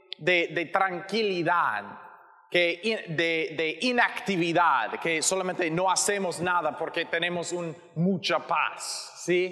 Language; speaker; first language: Spanish; non-native, learner; English